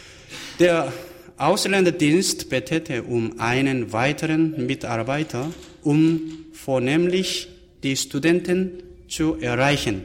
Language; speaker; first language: German; non-native, fluent; Korean